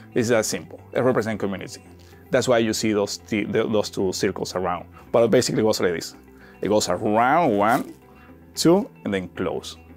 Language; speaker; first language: English; non-native, fluent; Spanish